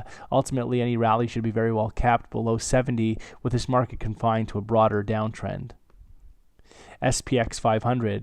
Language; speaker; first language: English; native; English